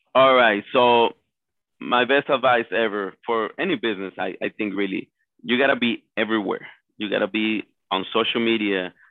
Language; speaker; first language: English; non-native, fluent; Spanish